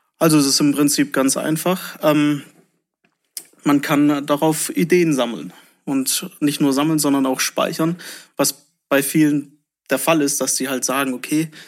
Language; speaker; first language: German; native; German